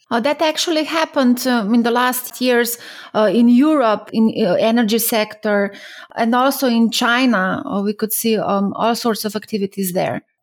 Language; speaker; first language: English; non-native, fluent; Slovenian